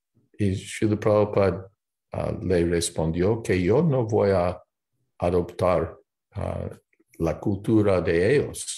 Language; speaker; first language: Spanish; non-native, fluent; English